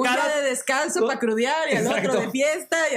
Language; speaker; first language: Spanish; native; Spanish